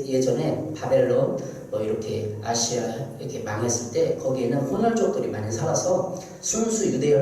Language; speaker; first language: Korean; native; Korean